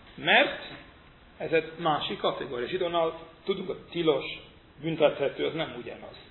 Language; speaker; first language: Hungarian; non-native, fluent; English